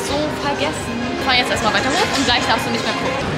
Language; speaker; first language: German; native; German